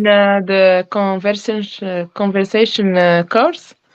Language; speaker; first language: English; non-native, learner; French